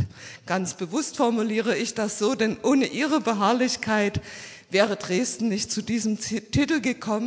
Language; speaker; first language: German; native; German